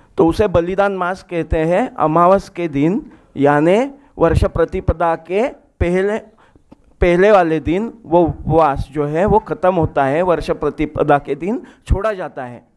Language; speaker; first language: Hindi; non-native, local second language; Marathi